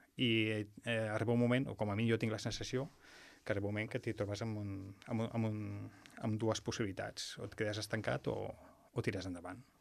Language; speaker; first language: Catalan; non-native, local second language; Spanish